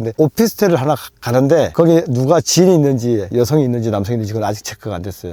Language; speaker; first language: Korean; native; Korean